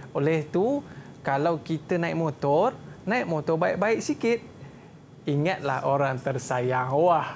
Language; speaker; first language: Malay; native; Malay